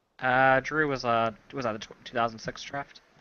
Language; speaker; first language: English; native; English